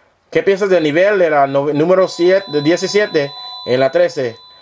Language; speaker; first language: Spanish; non-native, learner; English